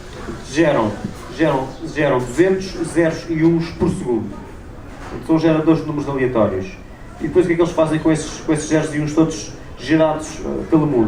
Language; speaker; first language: Portuguese; native; Portuguese